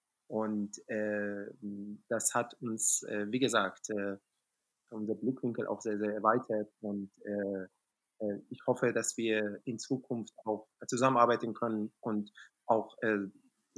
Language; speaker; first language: German; non-native, fluent; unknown